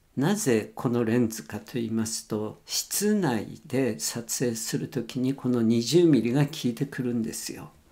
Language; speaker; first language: Japanese; native; Japanese